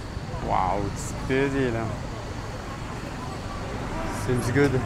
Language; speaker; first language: English; non-native, fluent; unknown